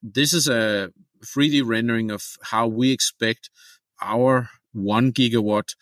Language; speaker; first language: English; non-native, fluent; Danish